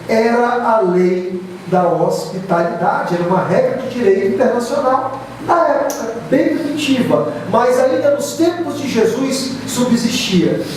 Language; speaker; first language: Portuguese; native; Portuguese